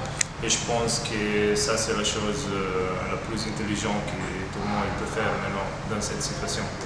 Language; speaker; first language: French; non-native, fluent; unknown